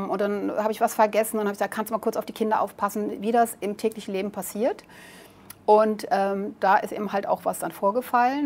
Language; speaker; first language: German; native; German